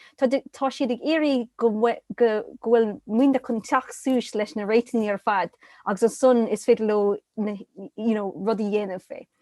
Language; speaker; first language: Irish; non-native, local second language; English